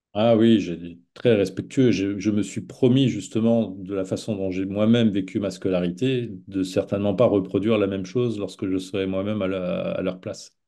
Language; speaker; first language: French; non-native, local second language; Swiss German